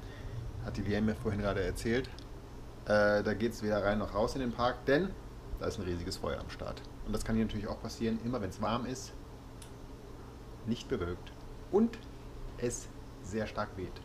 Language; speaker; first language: German; native; German